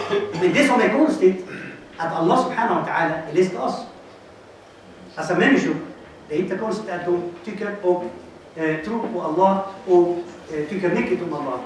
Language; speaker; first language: Swedish; non-native, fluent; Arabic